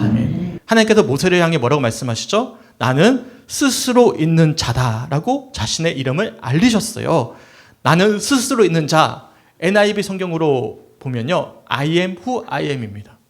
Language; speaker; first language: Korean; native; Korean